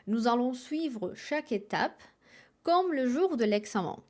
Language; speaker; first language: French; non-native, fluent; Spanish